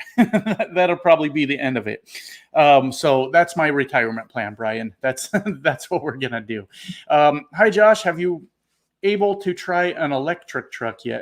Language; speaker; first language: English; native; English